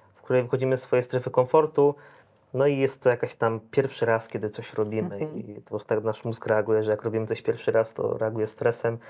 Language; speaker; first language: Polish; native; Polish